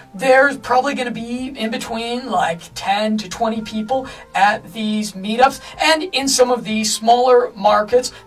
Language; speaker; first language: English; native; English